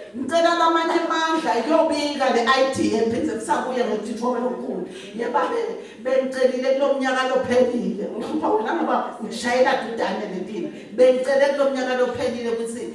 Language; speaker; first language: Zulu; non-native, local second language; Swati